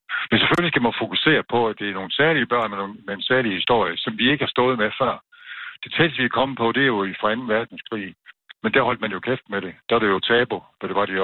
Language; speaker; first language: Danish; native; Danish